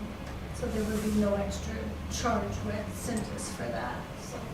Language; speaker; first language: English; native; English